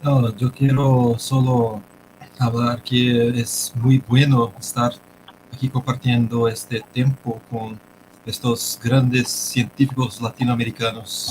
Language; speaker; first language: Spanish; non-native, fluent; Portuguese